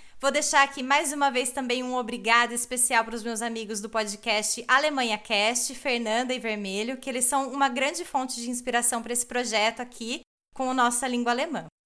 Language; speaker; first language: Portuguese; native; Portuguese